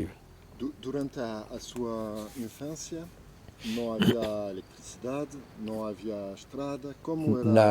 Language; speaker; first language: Portuguese; non-native, fluent; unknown